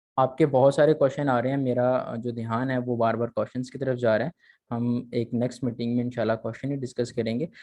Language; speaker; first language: Urdu; native; Urdu